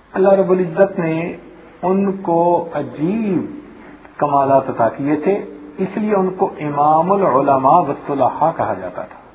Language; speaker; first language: Urdu; non-native, local second language; Punjabi